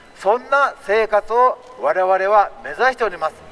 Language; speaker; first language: Japanese; native; Japanese